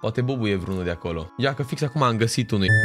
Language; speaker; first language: Romanian; native; Romanian